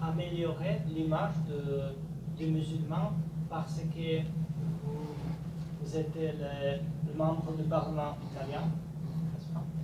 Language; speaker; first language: French; non-native, fluent; Slovak